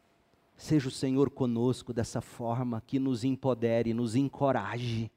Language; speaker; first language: Portuguese; native; Portuguese